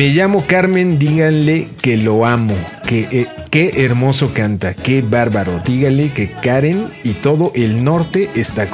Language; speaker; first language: Spanish; native; Spanish